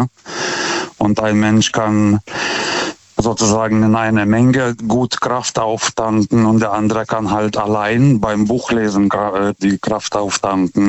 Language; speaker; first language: German; non-native, fluent; Lithuanian